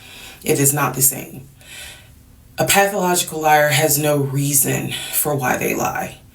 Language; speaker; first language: English; native; English